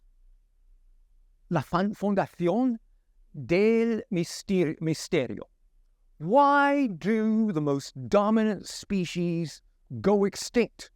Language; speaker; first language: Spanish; non-native, learner; English